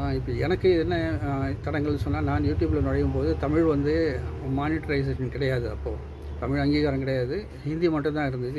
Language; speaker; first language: Tamil; non-native, local second language; Urdu